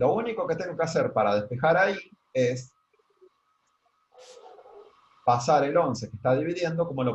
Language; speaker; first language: Spanish; native; Spanish